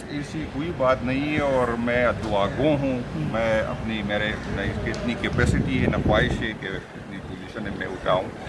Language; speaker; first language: Urdu; non-native, local second language; Pashto